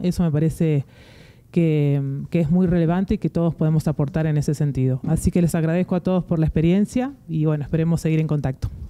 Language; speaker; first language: Spanish; native; Spanish